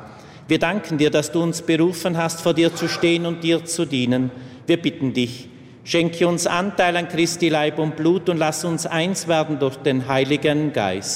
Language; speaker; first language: German; native; German